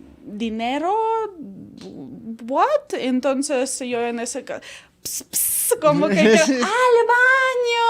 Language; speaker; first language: Spanish; non-native, fluent; Ukrainian